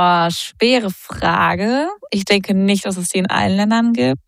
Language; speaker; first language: German; native; German